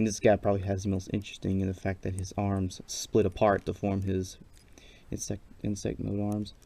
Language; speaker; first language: English; native; English